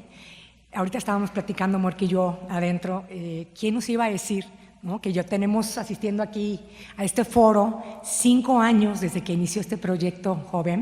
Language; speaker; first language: Spanish; native; Spanish